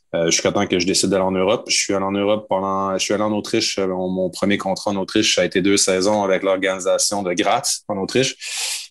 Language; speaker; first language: French; native; French